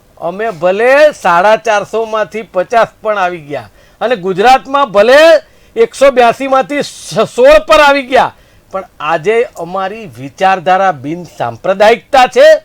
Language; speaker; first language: Gujarati; native; Gujarati